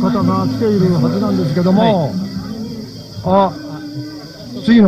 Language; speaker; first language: Japanese; native; Japanese